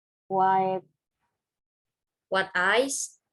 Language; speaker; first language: English; non-native, learner; Indonesian